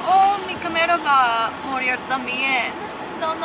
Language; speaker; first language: Spanish; non-native, learner; English